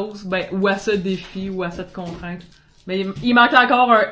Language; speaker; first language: French; native; French